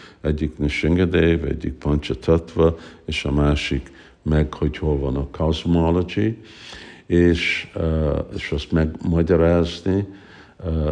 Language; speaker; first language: Hungarian; early bilingual, heritage; Hungarian